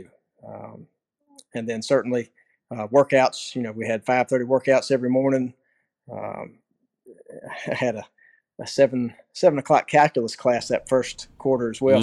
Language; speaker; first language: English; native; English